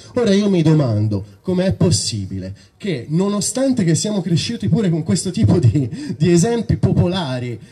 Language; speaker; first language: Italian; native; Italian